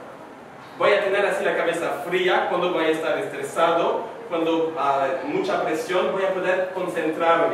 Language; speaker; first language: Spanish; non-native, learner; French